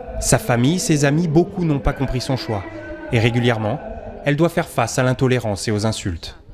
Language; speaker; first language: French; native; French